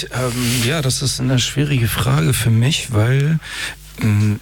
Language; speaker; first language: German; early bilingual, other home language; Persian